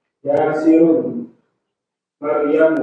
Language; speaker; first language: Arabic; non-native, learner; Indonesian